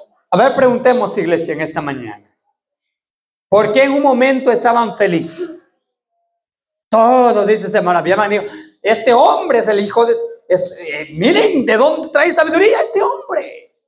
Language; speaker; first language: Spanish; native; Spanish